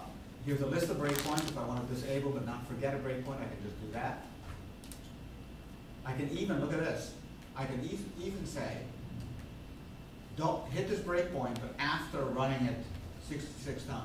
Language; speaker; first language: English; non-native, fluent; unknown